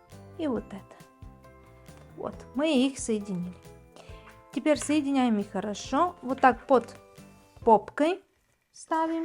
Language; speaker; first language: Russian; non-native, fluent; Bulgarian